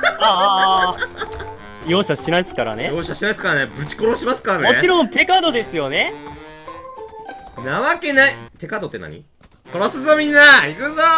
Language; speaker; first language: Japanese; native; Japanese